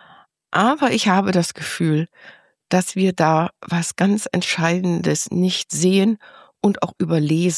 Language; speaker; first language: German; native; German